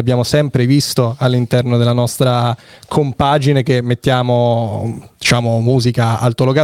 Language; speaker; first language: Italian; native; Italian